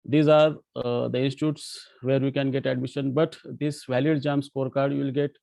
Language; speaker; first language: English; non-native, local second language; Marathi